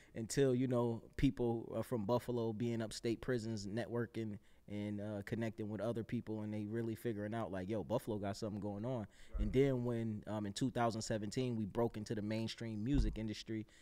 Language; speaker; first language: English; native; English